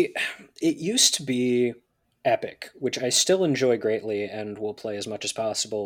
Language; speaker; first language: English; native; English